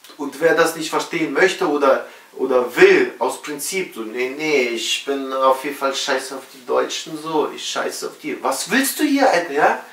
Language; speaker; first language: German; early bilingual, other home language; Russian